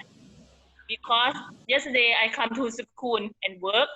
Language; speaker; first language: English; non-native, learner; Thai